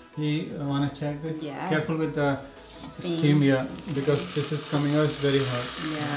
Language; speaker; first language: English; non-native, local second language; Hindi